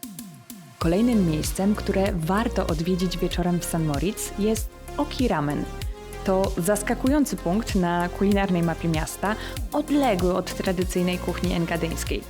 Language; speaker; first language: Polish; native; Polish